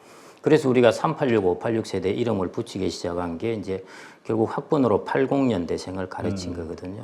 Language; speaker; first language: Korean; native; Korean